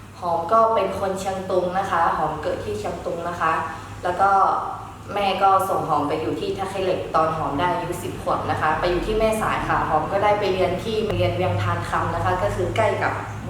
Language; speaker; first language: Thai; early bilingual, other home language; Shan